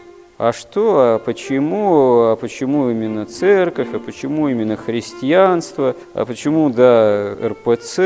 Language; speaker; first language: Russian; native; Russian